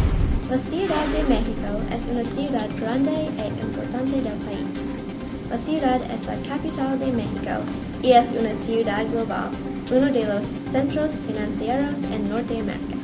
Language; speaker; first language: Spanish; non-native, learner; English